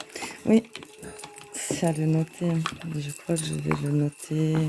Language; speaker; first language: French; native; French